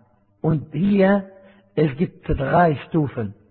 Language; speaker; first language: German; non-native, fluent; Arabic